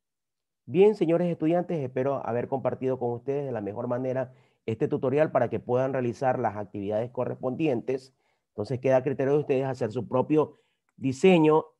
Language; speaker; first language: Spanish; native; Spanish